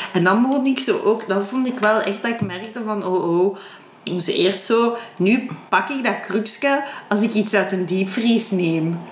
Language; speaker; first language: Dutch; native; Dutch